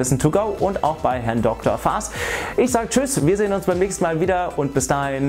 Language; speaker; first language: German; native; German